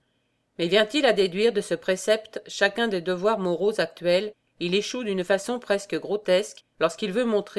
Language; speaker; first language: French; native; French